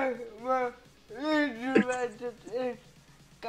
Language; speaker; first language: Dutch; early bilingual, other home language; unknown